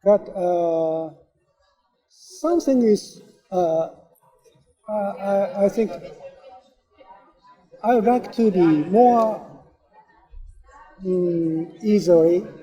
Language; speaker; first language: English; non-native, learner; Japanese